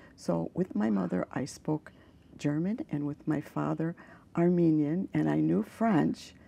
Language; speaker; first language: English; early bilingual, other home language; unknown